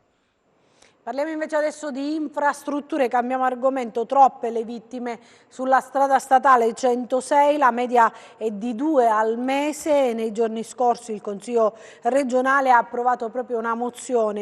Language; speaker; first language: Italian; native; Italian